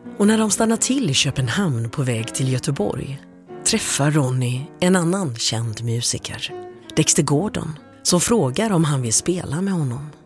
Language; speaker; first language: Swedish; native; Swedish